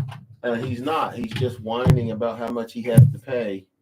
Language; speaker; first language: English; native; English